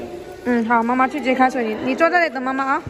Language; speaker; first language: Chinese; native; Chinese